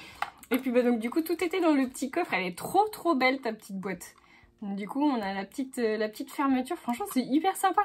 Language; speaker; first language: French; native; French